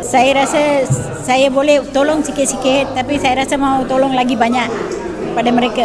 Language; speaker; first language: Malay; non-native, local second language; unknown